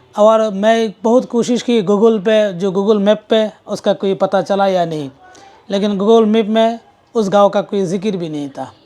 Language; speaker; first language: Urdu; non-native, fluent; Bangla